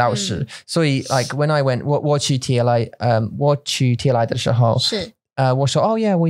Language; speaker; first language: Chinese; non-native, learner; English